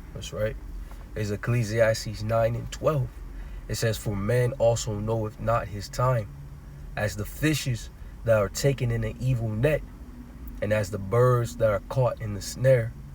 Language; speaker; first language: English; native; English